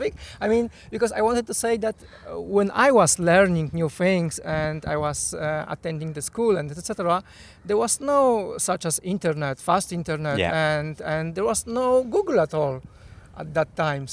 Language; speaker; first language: English; non-native, fluent; Polish